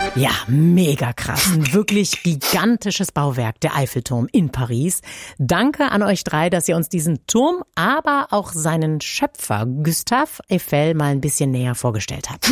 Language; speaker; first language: German; native; German